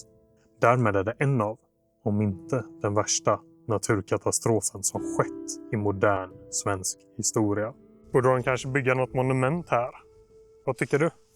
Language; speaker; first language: Swedish; native; Swedish